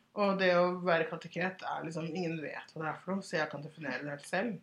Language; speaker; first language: Norwegian; early bilingual, other home language; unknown